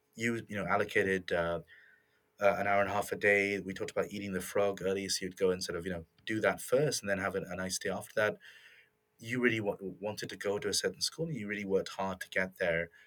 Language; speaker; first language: English; native; English